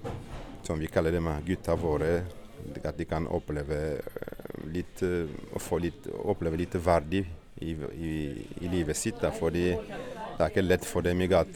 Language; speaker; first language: Swedish; non-native, fluent; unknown